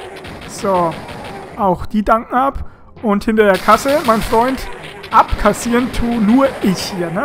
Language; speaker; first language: German; native; German